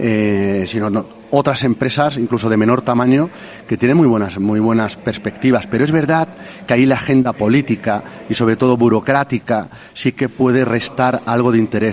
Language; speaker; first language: Spanish; native; Spanish